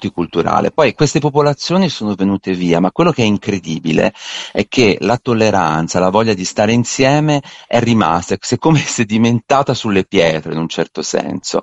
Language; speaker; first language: Italian; native; Italian